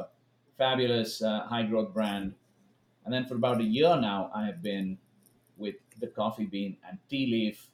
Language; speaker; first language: English; non-native, local second language; Hindi